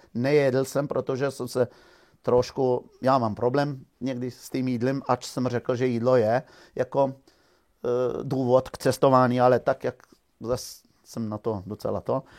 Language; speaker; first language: Czech; native; Czech